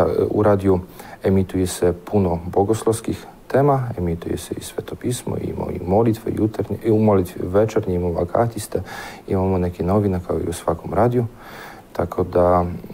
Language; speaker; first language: Serbian; non-native, fluent; Polish